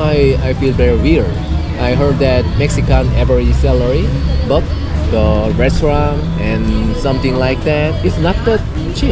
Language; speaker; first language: English; non-native, learner; Korean